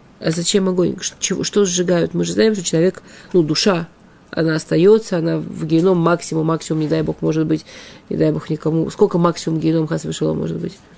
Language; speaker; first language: Russian; early bilingual, heritage; Russian